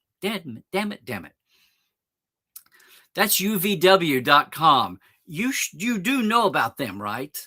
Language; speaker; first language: English; native; English